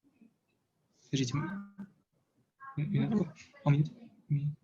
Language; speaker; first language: French; non-native, learner; Russian